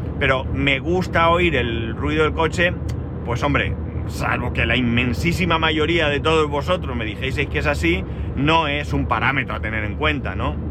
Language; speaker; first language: Spanish; native; Spanish